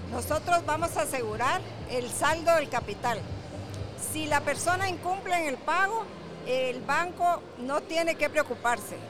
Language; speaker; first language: Spanish; native; Spanish